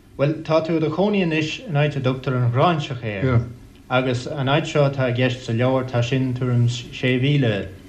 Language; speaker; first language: Irish; non-native, local second language; English